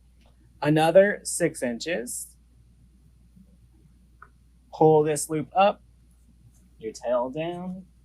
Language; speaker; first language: English; native; English